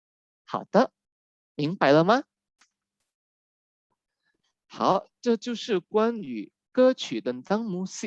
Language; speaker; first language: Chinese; non-native, fluent; Indonesian